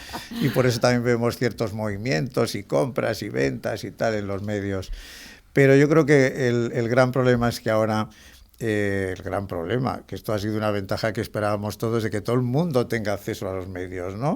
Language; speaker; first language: Spanish; native; Spanish